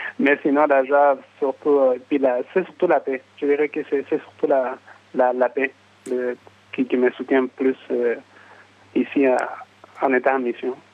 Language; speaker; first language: French; non-native, fluent; Spanish